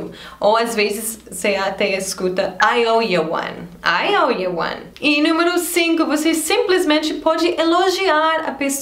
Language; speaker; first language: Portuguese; non-native, fluent; English